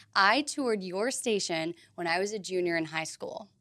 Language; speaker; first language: English; native; English